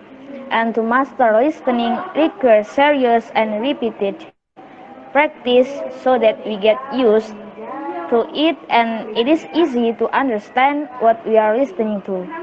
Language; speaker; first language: English; non-native, learner; Indonesian